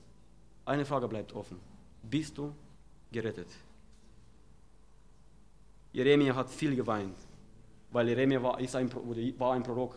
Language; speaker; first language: German; non-native, fluent; Romanian